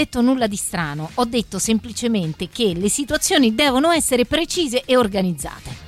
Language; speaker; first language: Italian; native; Italian